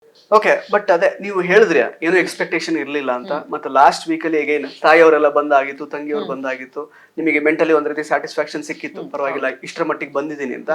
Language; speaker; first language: Kannada; native; Kannada